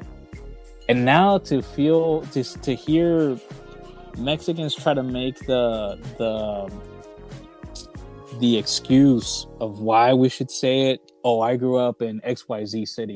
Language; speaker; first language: English; early bilingual, other home language; Spanish